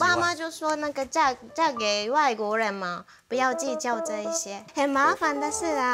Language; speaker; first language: Chinese; non-native, fluent; Japanese